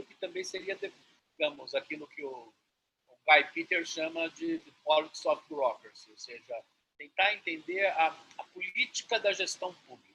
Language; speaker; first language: Portuguese; native; Portuguese